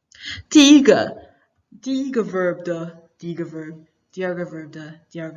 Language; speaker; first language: Chinese; non-native, fluent; English